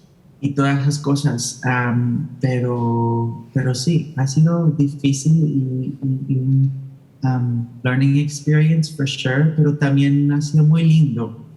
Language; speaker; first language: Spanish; early bilingual, heritage; Spanish